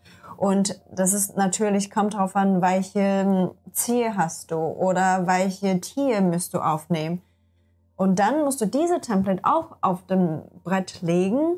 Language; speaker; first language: German; non-native, learner; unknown